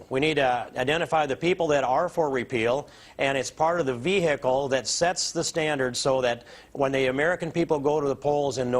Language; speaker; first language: English; native; English